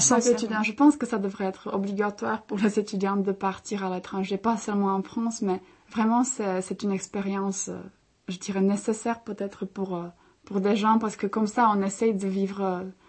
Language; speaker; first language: French; non-native, fluent; Czech